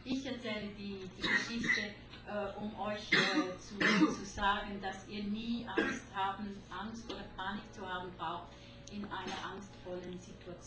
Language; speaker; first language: German; non-native, fluent; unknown